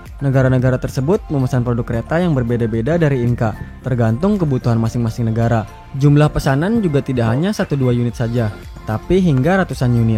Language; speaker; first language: Indonesian; native; Indonesian